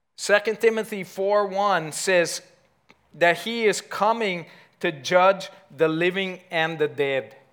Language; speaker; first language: English; native; English